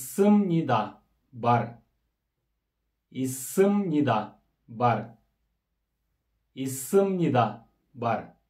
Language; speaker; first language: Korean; non-native, fluent; Kyrgyz